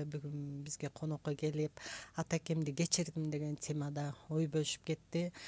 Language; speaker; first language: Kyrgyz; native; Kyrgyz